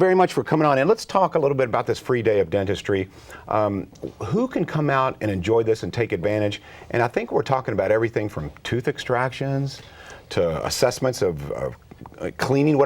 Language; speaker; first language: English; native; English